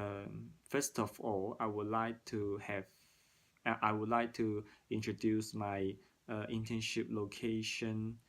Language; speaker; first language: English; non-native, learner; Cantonese